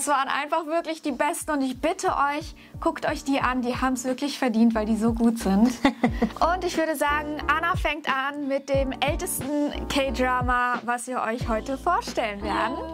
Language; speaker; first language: German; native; German